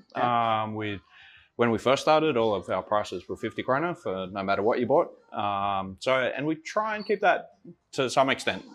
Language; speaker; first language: English; native; English